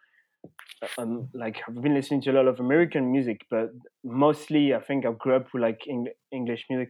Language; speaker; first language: English; non-native, fluent; French